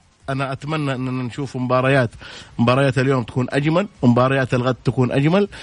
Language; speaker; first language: Arabic; native; Arabic